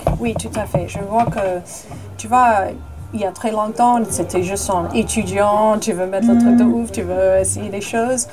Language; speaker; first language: French; non-native, fluent; English